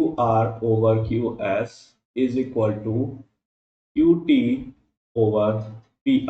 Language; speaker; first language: English; non-native, local second language; Hindi